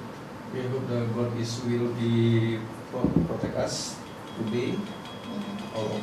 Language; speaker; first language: English; non-native, learner; Indonesian